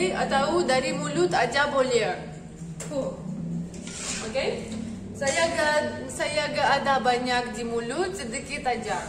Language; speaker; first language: Indonesian; non-native, learner; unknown